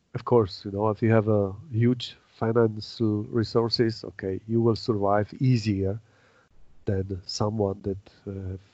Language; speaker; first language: English; non-native, fluent; Czech